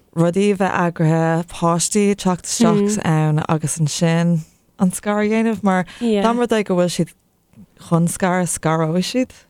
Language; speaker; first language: Irish; non-native, local second language; English